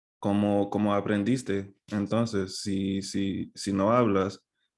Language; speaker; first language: Spanish; non-native, fluent; English